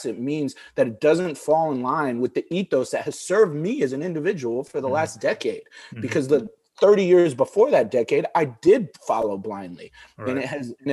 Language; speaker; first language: English; early bilingual, other home language; Arabic